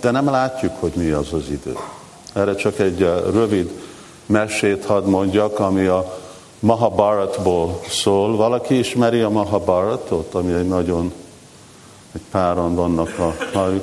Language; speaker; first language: Hungarian; early bilingual, heritage; Hungarian